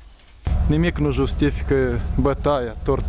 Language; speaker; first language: Romanian; native; Romanian